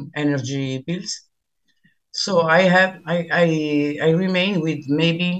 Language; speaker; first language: English; non-native, learner; Italian